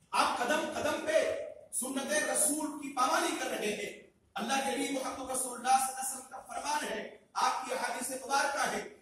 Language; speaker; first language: Urdu; native; Urdu